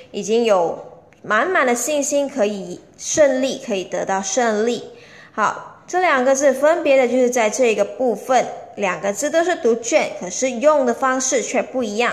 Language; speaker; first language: Chinese; native; Chinese